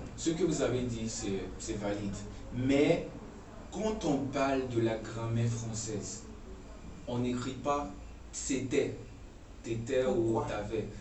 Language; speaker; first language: French; non-native, fluent; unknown